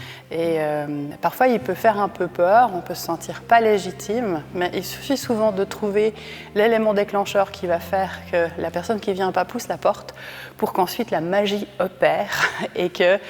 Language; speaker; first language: French; native; French